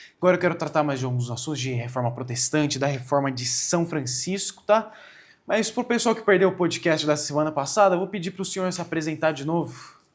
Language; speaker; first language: Portuguese; native; Portuguese